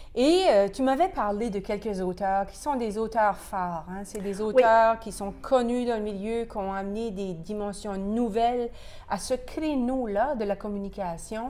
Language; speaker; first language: French; native; French